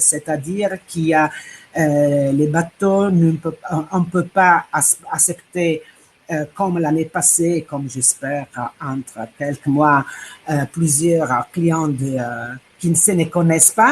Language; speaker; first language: French; non-native, fluent; Italian